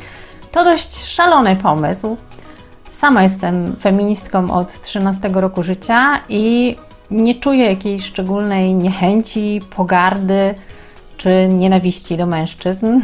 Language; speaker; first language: Polish; native; Polish